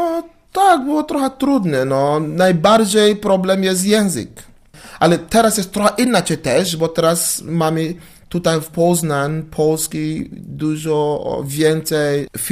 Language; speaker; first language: Polish; non-native, learner; English